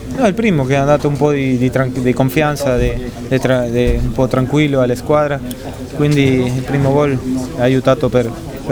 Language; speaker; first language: Italian; non-native, fluent; Spanish